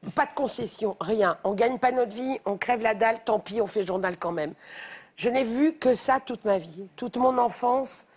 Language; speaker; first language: French; native; French